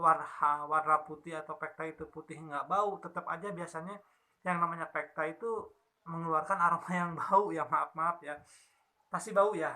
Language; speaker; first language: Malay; non-native, local second language; Sundanese